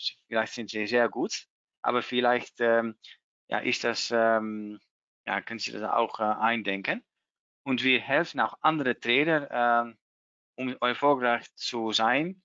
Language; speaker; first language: German; non-native, learner; Dutch